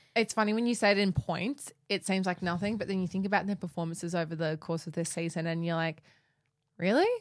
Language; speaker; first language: English; native; English